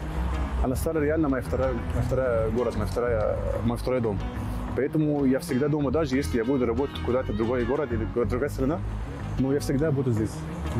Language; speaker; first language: Russian; non-native, fluent; Arabic